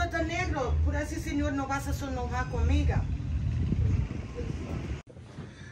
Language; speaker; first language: Spanish; non-native, learner; English